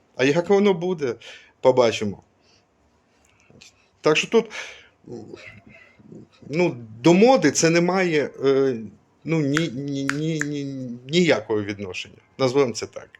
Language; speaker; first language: Ukrainian; non-native, local second language; Russian